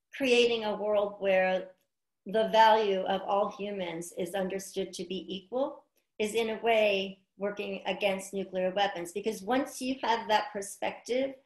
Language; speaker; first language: English; native; English